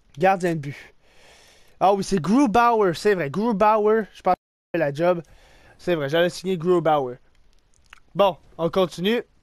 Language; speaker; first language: French; native; French